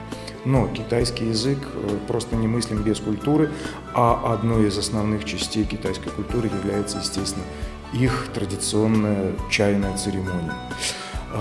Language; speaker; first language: Russian; native; Russian